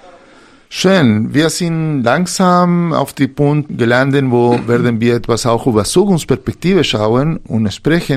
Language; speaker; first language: German; non-native, learner; Spanish